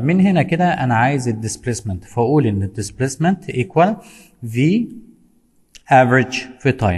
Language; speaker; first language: Arabic; native; Arabic